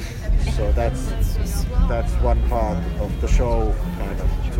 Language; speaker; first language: English; non-native, fluent; Finnish